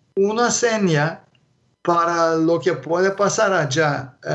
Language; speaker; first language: Spanish; non-native, fluent; Turkish